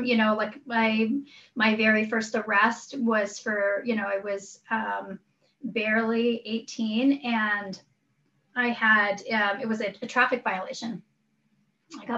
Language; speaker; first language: English; native; English